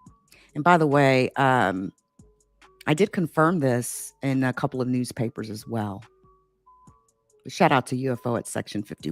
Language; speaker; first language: English; native; English